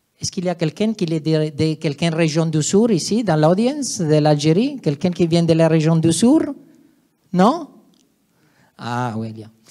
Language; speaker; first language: French; non-native, fluent; Italian